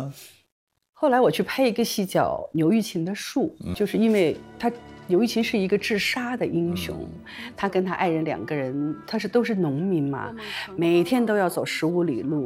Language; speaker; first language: Chinese; native; Chinese